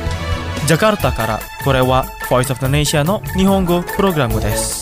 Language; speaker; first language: Japanese; non-native, fluent; Indonesian